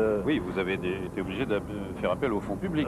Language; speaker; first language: French; native; French